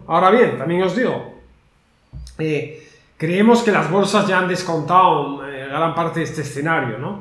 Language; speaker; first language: Spanish; native; Spanish